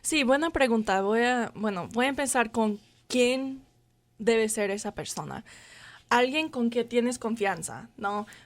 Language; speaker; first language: Spanish; non-native, fluent; English